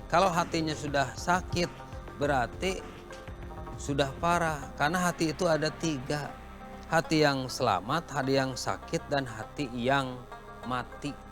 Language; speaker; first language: Indonesian; native; Indonesian